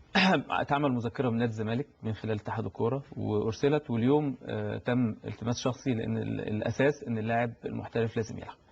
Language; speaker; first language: Arabic; native; Arabic